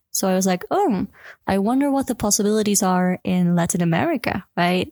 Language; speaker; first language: English; non-native, fluent; Dutch